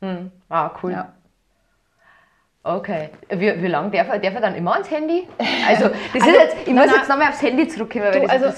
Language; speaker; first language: German; native; German